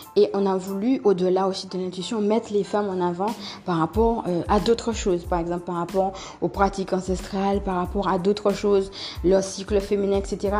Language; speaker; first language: French; native; French